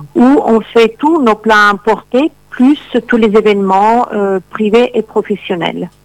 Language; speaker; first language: French; non-native, fluent; Italian